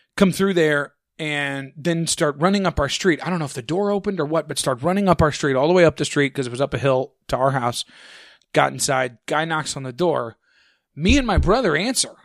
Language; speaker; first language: English; native; English